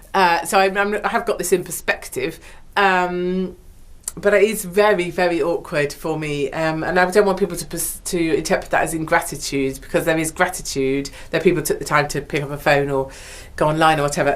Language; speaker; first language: English; native; English